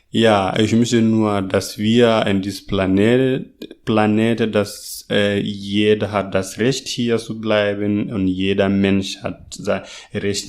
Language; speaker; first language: German; non-native, learner; Masai